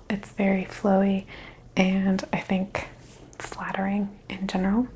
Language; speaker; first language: English; native; English